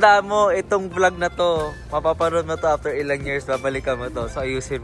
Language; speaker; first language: Filipino; non-native, local second language; Cebuano